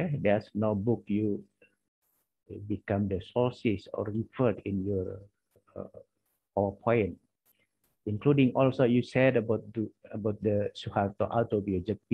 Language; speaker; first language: English; non-native, learner; Indonesian